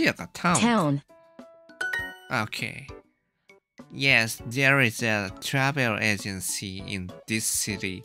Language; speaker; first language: English; non-native, learner; Japanese